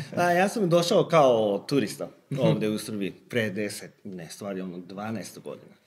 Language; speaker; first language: Serbian; non-native, learner; Japanese